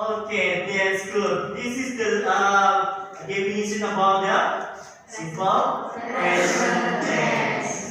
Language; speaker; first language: English; non-native, learner; Indonesian